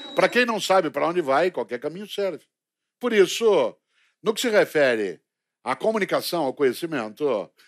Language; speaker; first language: Portuguese; native; Portuguese